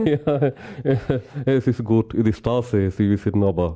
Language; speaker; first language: German; non-native, learner; Malayalam